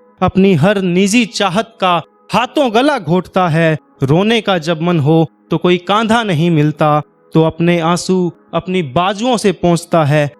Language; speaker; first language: Hindi; native; Hindi